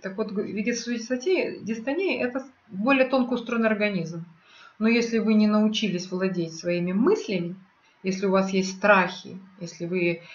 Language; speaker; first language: Russian; native; Russian